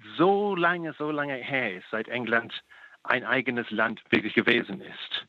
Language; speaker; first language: German; non-native, fluent; English